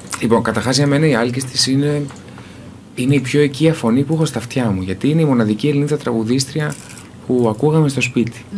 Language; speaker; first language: Greek; early bilingual, heritage; Greek